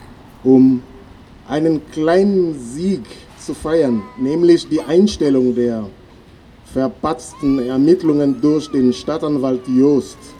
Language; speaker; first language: German; non-native, fluent; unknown